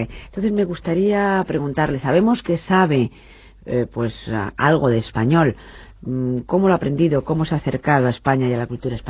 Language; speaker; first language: Spanish; native; Spanish